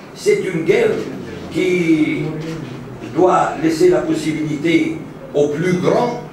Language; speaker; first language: French; non-native, local second language; Arabic